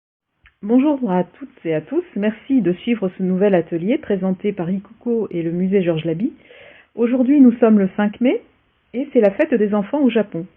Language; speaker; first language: French; native; French